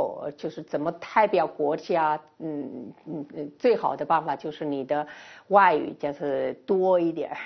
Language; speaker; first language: Chinese; non-native, fluent; Spanish